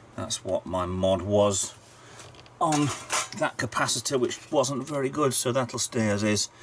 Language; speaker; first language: English; native; English